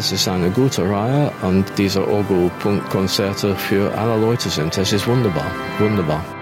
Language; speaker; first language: German; non-native, learner; English